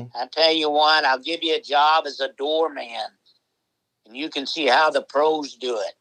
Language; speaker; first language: English; native; English